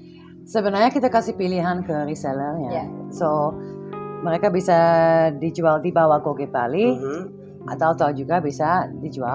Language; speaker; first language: Indonesian; non-native, fluent; Dutch